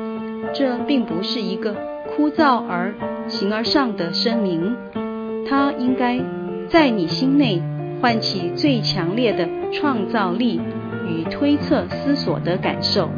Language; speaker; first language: Chinese; native; Chinese